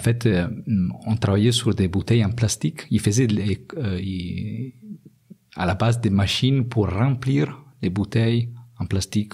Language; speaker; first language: French; non-native, fluent; Italian